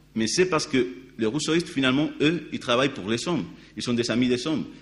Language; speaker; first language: French; non-native, fluent; Spanish